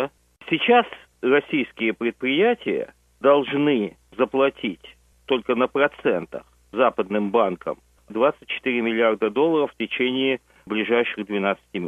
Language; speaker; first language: Russian; native; Russian